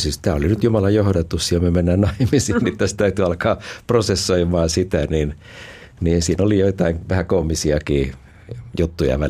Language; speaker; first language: Finnish; native; Finnish